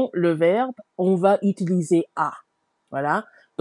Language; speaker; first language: French; non-native, fluent; English